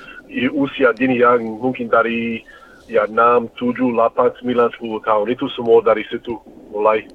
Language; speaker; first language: Indonesian; non-native, fluent; English